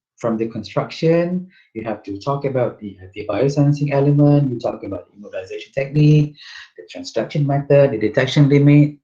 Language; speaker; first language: English; non-native, local second language; Malay